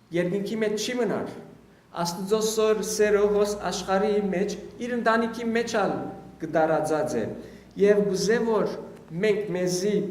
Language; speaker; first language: Armenian; early bilingual, heritage; Armenian